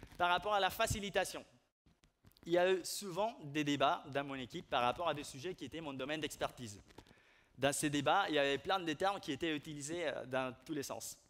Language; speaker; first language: French; non-native, fluent; Spanish